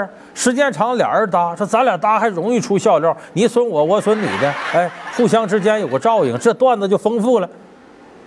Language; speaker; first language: Chinese; native; Chinese